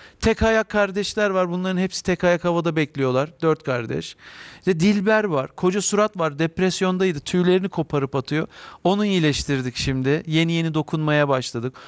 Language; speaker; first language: Turkish; native; Turkish